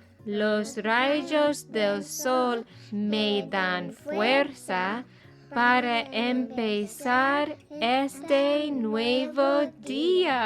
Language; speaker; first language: Spanish; non-native, fluent; English